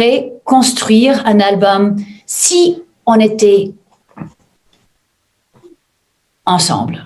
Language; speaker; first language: French; non-native, fluent; English